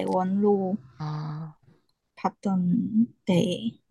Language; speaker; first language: Korean; non-native, learner; Chinese